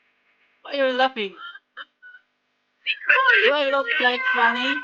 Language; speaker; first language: English; non-native, learner; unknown